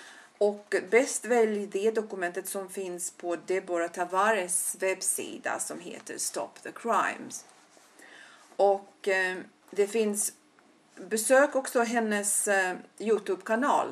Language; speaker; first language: Swedish; non-native, fluent; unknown